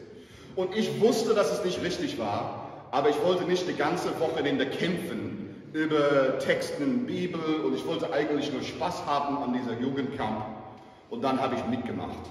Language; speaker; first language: German; non-native, fluent; English